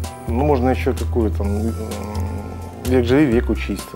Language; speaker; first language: Russian; native; Russian